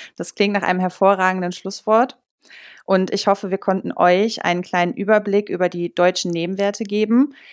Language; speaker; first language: German; native; German